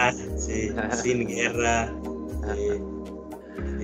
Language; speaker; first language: Spanish; non-native, learner; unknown